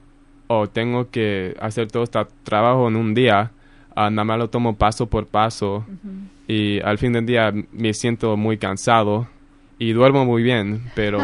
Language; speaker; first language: Spanish; early bilingual, heritage; Spanish